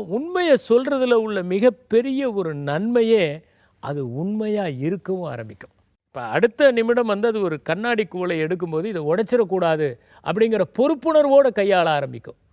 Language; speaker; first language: Tamil; native; Tamil